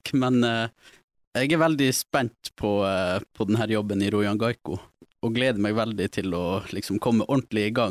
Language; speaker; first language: Norwegian; native; Norwegian